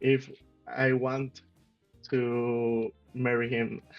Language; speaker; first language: English; non-native, learner; Spanish